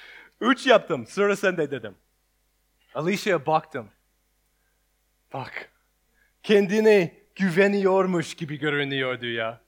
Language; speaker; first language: Turkish; non-native, learner; English